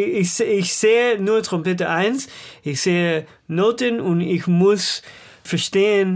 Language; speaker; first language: German; non-native, learner; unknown